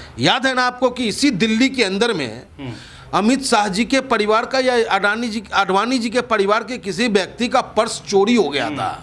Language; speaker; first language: Hindi; native; Hindi